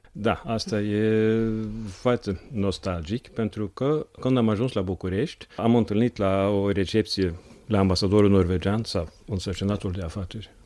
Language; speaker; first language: Romanian; non-native, fluent; Norwegian